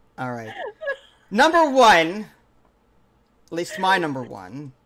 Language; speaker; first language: English; native; English